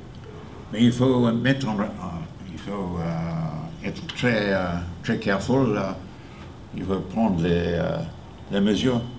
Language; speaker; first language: French; non-native, fluent; English